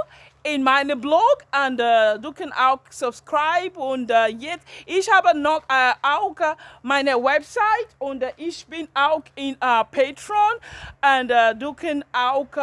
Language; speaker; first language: German; non-native, learner; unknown